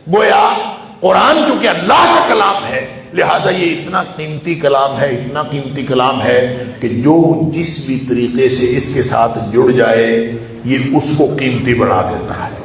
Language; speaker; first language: Urdu; non-native, local second language; Punjabi